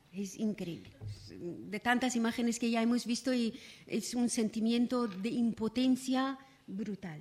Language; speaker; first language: Spanish; non-native, fluent; Persian